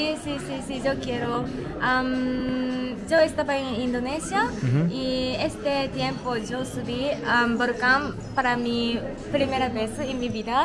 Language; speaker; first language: Spanish; non-native, learner; Japanese